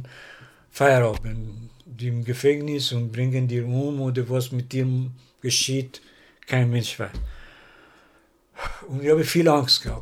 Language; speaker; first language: German; non-native, learner; Persian